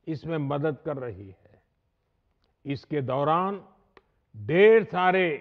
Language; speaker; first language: Hindi; non-native, local second language; Gujarati